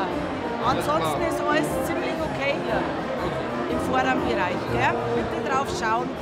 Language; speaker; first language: German; native; German